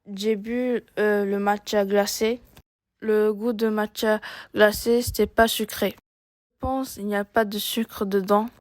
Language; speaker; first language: French; non-native, learner; Japanese